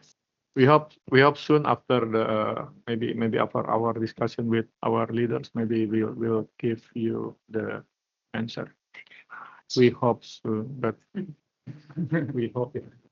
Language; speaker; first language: English; non-native, learner; Indonesian